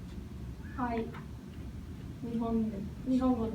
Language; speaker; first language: Japanese; non-native, learner; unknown